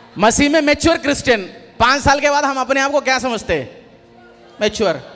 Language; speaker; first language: Hindi; non-native, local second language; Malayalam